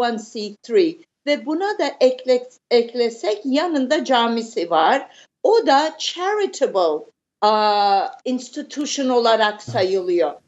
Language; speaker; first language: Turkish; early bilingual, heritage; Turkish